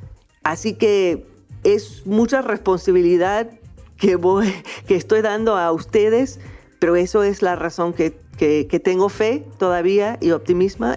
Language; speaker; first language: Spanish; non-native, fluent; English